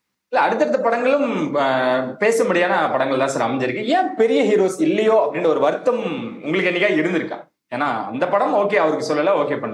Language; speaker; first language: Tamil; native; Tamil